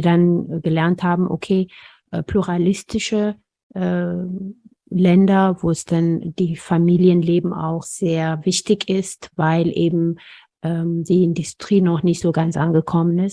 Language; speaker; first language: German; non-native, fluent; Amharic